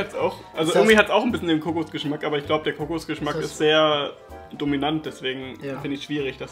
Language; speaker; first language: German; native; German